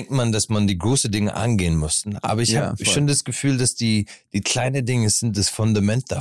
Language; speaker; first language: German; non-native, fluent; English